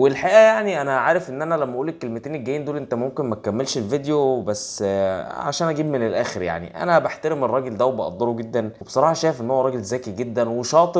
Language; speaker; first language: Arabic; native; Arabic